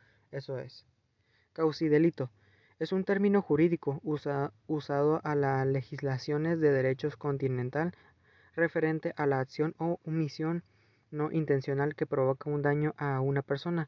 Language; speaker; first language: Spanish; native; Spanish